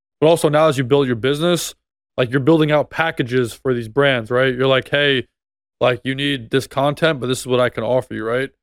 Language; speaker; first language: English; native; English